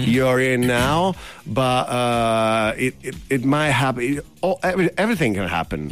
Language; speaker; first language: English; non-native, fluent; Italian